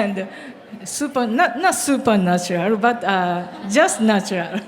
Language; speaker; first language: English; non-native, learner; Japanese